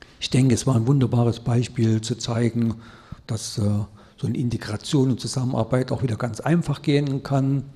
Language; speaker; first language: German; native; German